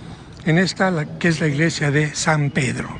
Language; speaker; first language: Spanish; native; Spanish